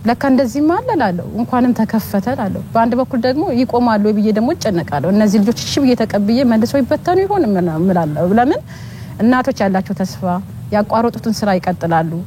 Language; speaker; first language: Amharic; native; Amharic